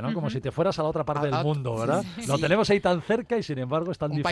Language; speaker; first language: Spanish; native; Spanish